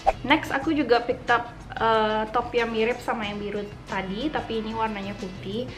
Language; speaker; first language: Indonesian; early bilingual, heritage; Indonesian